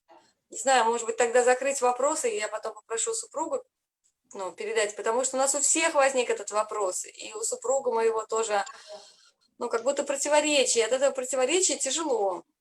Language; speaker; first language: Russian; native; Russian